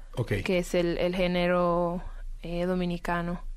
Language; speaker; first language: Spanish; native; Spanish